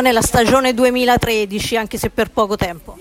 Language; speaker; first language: Italian; native; Italian